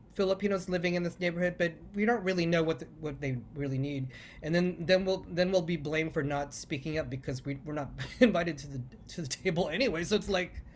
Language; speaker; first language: English; native; English